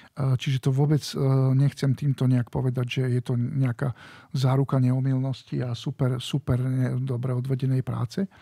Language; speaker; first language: Slovak; native; Slovak